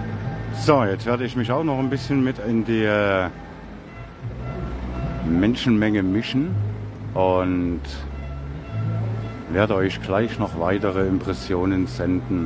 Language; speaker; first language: German; native; German